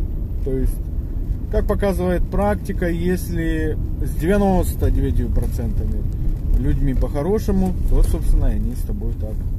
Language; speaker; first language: Russian; native; Russian